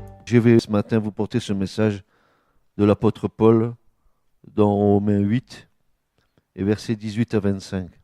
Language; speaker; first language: French; native; French